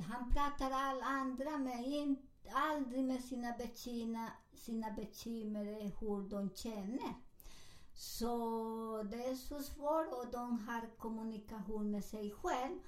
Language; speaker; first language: Swedish; non-native, learner; Spanish